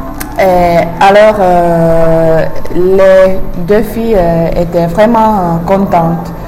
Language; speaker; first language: French; non-native, fluent; English